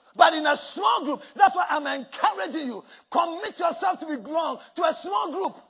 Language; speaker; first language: English; non-native, local second language; Akan